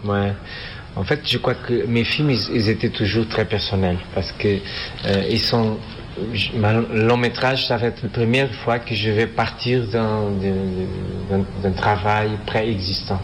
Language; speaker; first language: French; non-native, fluent; Portuguese